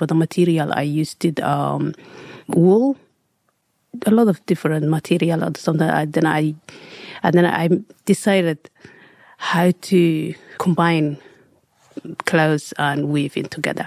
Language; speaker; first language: English; non-native, learner; Somali